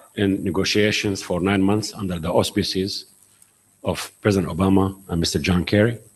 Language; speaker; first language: English; non-native, fluent; Arabic